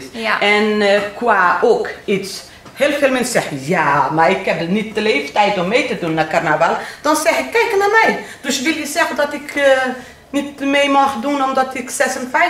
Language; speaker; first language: Dutch; non-native, learner; Portuguese